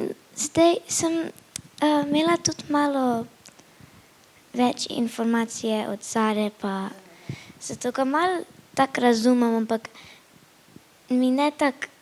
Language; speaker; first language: Slovenian; early bilingual, heritage; Slovenian